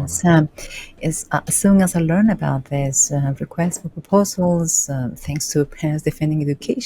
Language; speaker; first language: English; non-native, fluent; Spanish